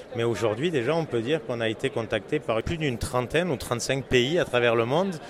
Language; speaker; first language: French; native; French